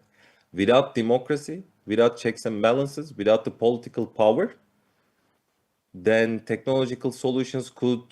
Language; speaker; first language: English; non-native, fluent; Turkish